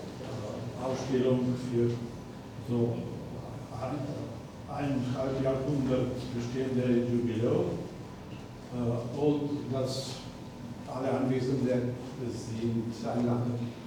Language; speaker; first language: German; non-native, learner; Slovenian